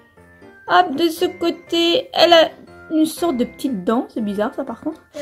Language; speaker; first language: French; native; French